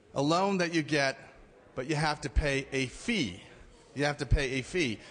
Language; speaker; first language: English; native; English